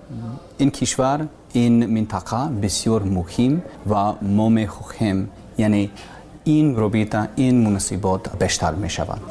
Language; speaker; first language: Persian; non-native, learner; English